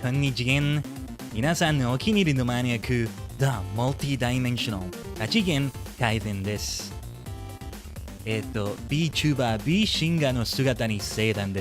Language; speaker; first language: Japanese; non-native, learner; English